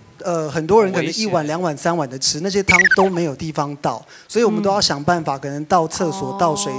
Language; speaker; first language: Chinese; native; Chinese